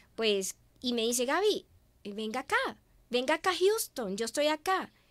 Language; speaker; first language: Spanish; native; Spanish